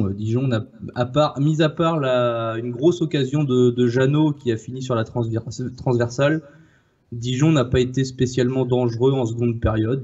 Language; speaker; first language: French; native; French